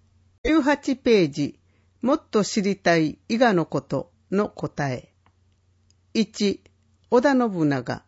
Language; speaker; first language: Japanese; native; Japanese